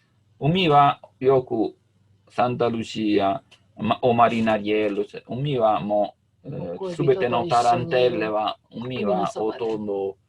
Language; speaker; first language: Japanese; non-native, learner; Italian